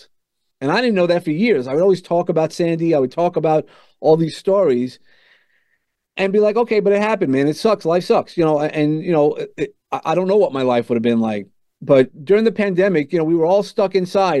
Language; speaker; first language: English; native; English